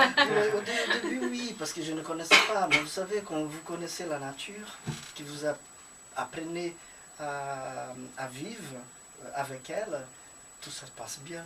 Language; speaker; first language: French; non-native, fluent; Portuguese